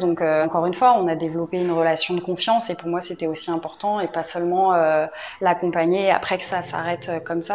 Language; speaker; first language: French; native; French